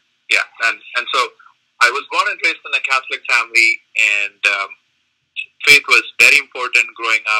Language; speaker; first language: English; non-native, local second language; Malayalam